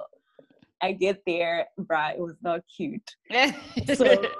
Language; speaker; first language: English; non-native, local second language; Tswana